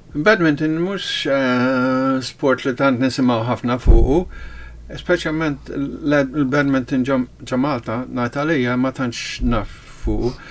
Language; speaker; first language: Maltese; early bilingual, heritage; Maltese